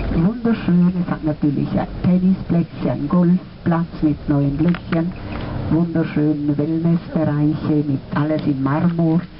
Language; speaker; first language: German; native; German